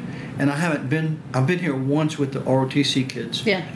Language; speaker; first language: English; early bilingual, other home language; French